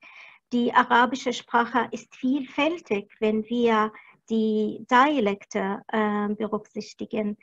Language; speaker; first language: German; non-native, fluent; Arabic